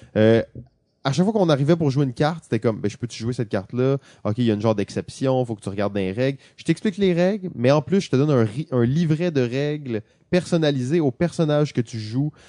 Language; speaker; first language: French; native; French